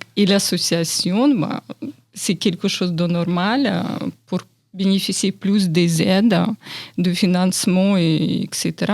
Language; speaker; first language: French; non-native, fluent; Ukrainian